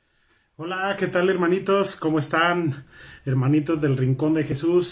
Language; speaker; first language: Spanish; native; Spanish